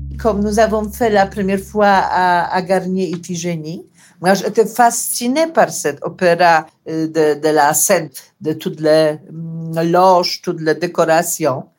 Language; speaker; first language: French; non-native, learner; Polish